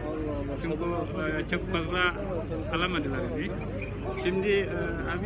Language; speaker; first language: Turkish; non-native, learner; Indonesian